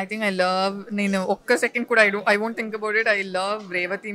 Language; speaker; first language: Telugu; non-native, local second language; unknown